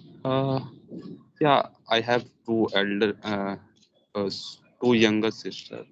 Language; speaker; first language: English; non-native, learner; Hindi